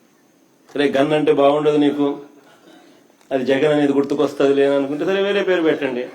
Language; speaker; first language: Telugu; native; Telugu